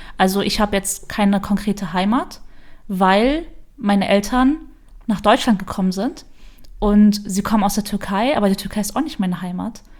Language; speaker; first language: German; early bilingual, other home language; Kurdish